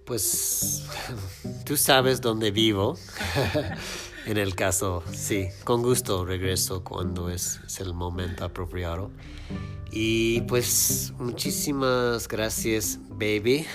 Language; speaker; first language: Spanish; non-native, fluent; English